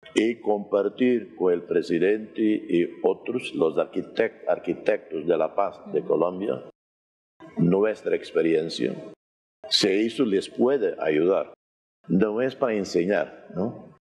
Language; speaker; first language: Spanish; non-native, fluent; Portuguese